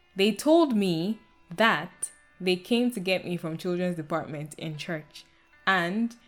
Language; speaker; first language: English; non-native, local second language; Yoruba